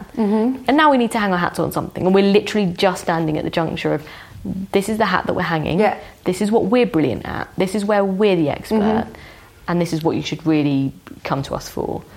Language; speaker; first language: English; native; English